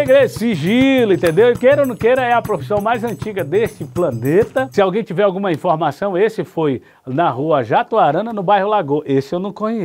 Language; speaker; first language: Portuguese; native; Portuguese